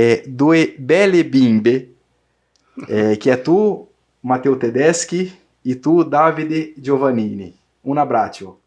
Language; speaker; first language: Italian; non-native, learner; Portuguese